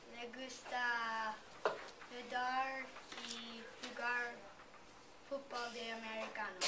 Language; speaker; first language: Spanish; non-native, learner; English